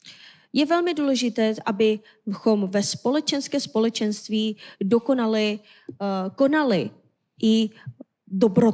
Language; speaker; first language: Czech; non-native, fluent; Korean